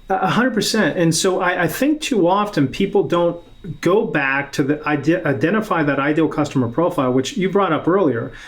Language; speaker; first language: English; native; English